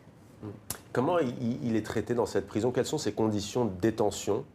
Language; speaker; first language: French; native; French